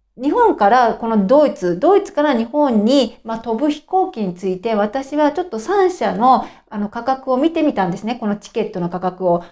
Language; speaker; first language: Japanese; native; Japanese